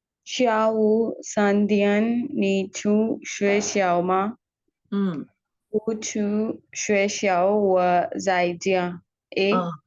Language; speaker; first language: Chinese; non-native, learner; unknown